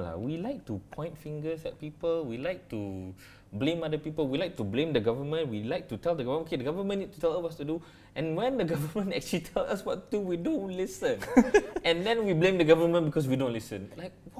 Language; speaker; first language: English; non-native, local second language; Malay